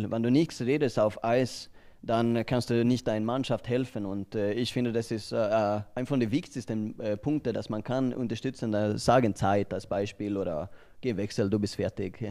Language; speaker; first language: German; non-native, learner; Swedish